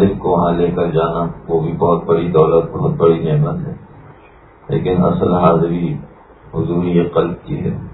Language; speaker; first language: Urdu; native; Urdu